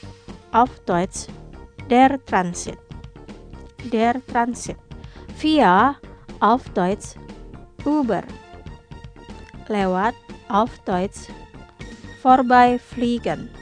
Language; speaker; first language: German; non-native, fluent; Indonesian